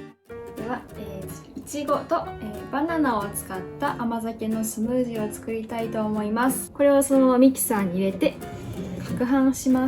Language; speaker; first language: Japanese; native; Japanese